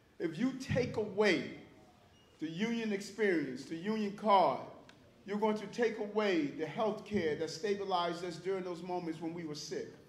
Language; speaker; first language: English; native; English